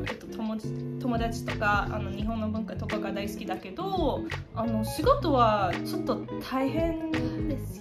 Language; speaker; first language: Japanese; non-native, fluent; English